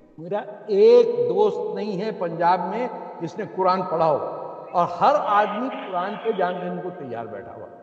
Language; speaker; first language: Urdu; native; Urdu